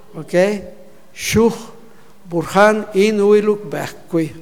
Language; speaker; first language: Mongolian; non-native, learner; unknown